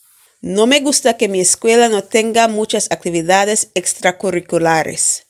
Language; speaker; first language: Spanish; non-native, fluent; English